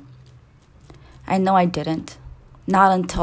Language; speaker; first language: English; early bilingual, other home language; Spanish